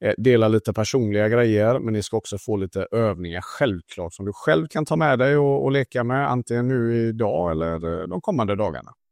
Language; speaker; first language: Swedish; early bilingual, other home language; Italian